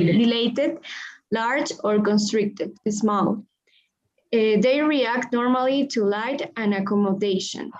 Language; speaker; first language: English; non-native, fluent; Spanish